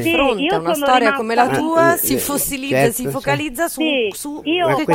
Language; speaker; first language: Italian; native; Italian